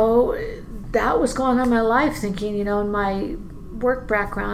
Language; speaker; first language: English; native; English